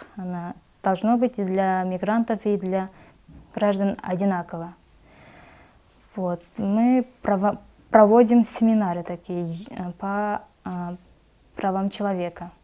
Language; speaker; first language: Russian; non-native, local second language; Kyrgyz